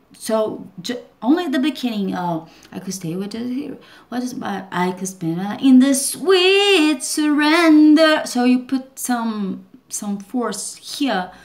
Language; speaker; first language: English; non-native, learner; Portuguese